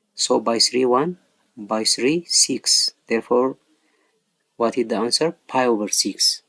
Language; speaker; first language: English; non-native, local second language; Amharic